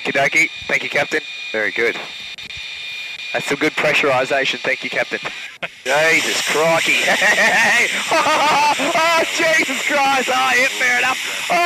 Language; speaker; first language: English; native; English